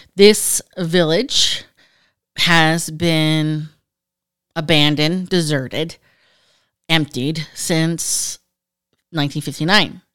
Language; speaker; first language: English; native; English